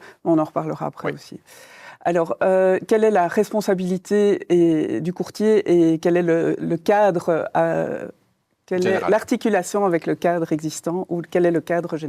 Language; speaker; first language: French; native; French